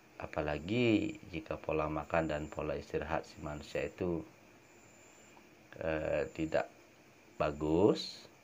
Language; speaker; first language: Indonesian; native; Indonesian